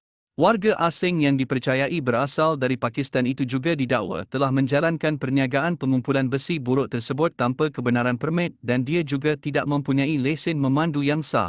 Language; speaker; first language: Malay; native; Malay